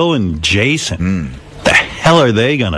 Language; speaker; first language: English; native; English